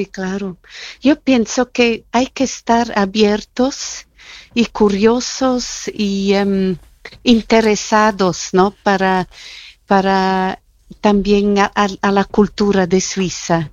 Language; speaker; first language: Spanish; non-native, fluent; German